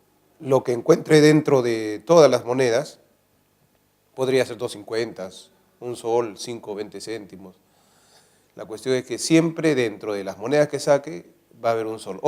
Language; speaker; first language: Spanish; native; Spanish